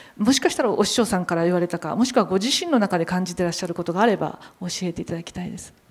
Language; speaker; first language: Japanese; native; Japanese